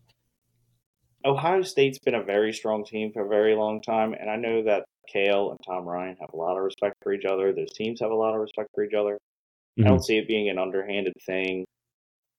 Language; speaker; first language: English; native; English